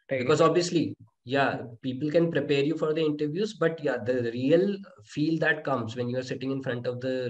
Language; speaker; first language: English; non-native, local second language; Hindi